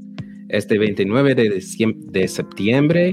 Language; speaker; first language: Spanish; non-native, learner; English